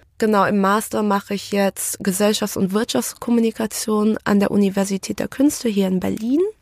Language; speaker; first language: German; early bilingual, other home language; Vietnamese